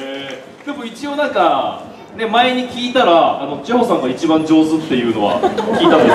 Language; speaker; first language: Japanese; native; Japanese